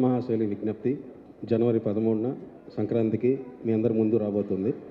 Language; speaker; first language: Telugu; native; Telugu